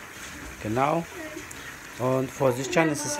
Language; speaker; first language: German; early bilingual, other home language; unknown